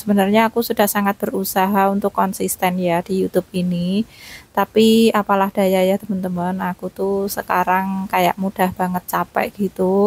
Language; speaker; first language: Indonesian; native; Indonesian